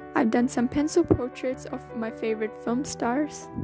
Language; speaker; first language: English; native; English